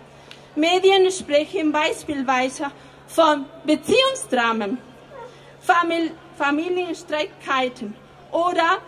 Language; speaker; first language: German; non-native, fluent; Spanish